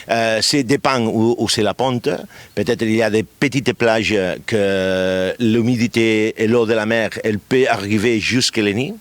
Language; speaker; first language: French; non-native, fluent; Catalan